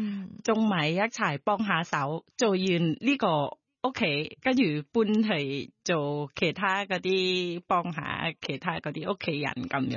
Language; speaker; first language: Cantonese; non-native, learner; Thai